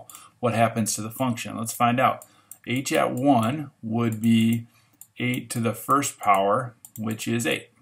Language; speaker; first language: English; native; English